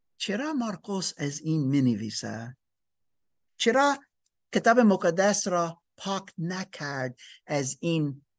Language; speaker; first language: Persian; non-native, learner; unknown